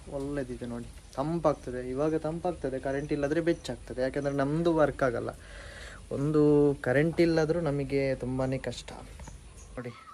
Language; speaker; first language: Kannada; non-native, local second language; Tulu